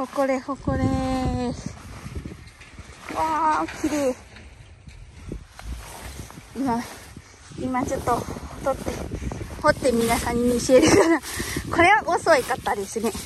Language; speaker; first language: Japanese; non-native, learner; Lao